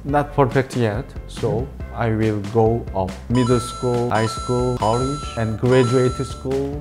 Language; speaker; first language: English; non-native, learner; Korean